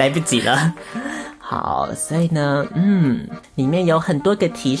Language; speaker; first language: Chinese; native; Chinese